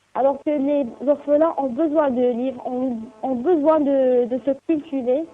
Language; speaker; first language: French; non-native, local second language; Arabic